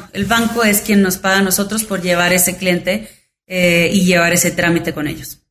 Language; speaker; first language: Spanish; native; Spanish